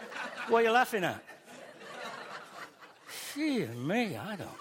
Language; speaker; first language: English; native; English